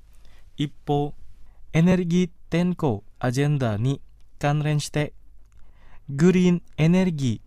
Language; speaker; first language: Japanese; non-native, fluent; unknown